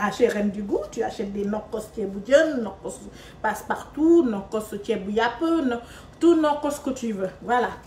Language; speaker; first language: French; non-native, local second language; Wolof